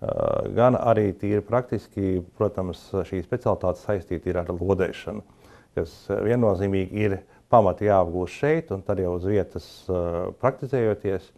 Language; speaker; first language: Latvian; native; Latvian